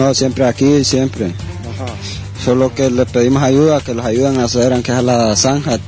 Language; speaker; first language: Spanish; native; Spanish